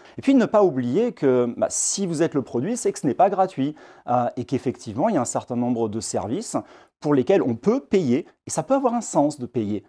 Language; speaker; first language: French; native; French